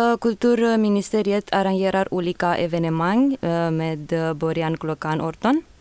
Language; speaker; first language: Swedish; non-native, fluent; Romanian